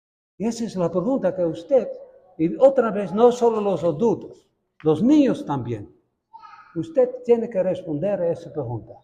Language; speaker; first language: Spanish; non-native, fluent; Dutch